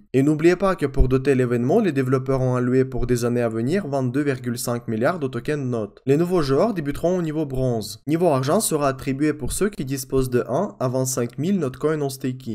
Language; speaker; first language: French; non-native, fluent; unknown